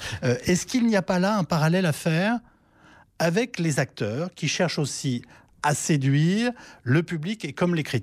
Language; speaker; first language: French; native; French